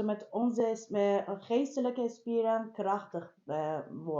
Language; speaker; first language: Dutch; non-native, learner; Persian